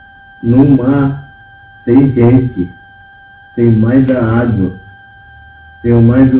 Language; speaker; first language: Portuguese; non-native, local second language; Yanomámi